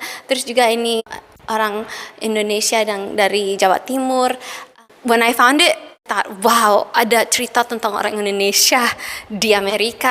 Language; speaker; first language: Indonesian; early bilingual, heritage; Indonesian